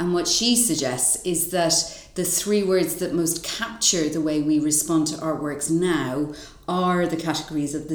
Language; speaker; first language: English; native; English